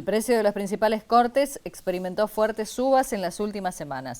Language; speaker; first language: Spanish; native; Spanish